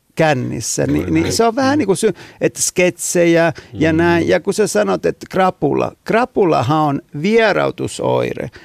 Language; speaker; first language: Finnish; non-native, fluent; Italian